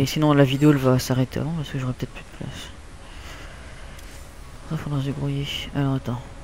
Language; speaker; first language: French; native; French